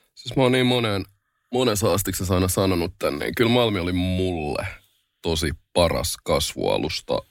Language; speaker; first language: Finnish; early bilingual, other home language; Lingala